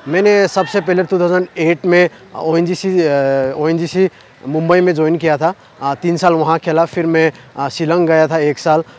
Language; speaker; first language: Hindi; non-native, local second language; Nepali